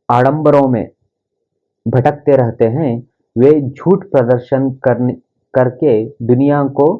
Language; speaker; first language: Hindi; non-native, local second language; Kannada